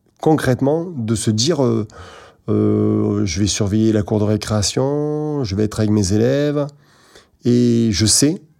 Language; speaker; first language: French; native; French